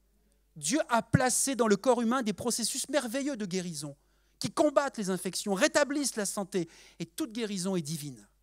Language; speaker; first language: French; native; French